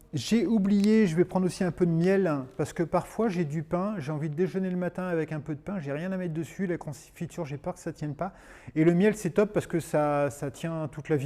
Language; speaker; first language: French; native; French